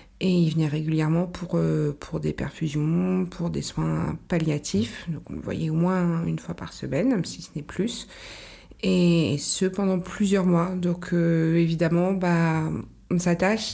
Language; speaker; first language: French; native; French